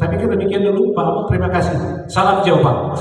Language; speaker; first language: Indonesian; native; Indonesian